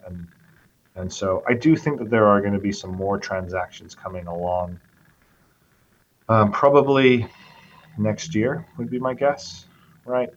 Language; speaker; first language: English; native; English